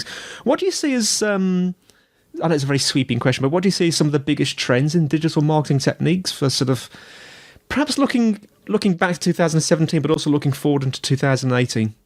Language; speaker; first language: English; native; English